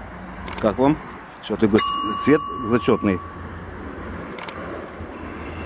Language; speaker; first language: Russian; native; Russian